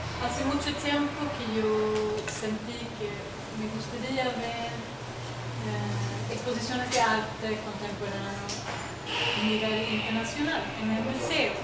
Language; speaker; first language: Spanish; non-native, learner; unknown